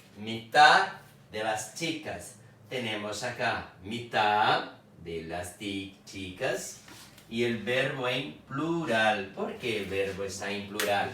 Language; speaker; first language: Spanish; non-native, fluent; Portuguese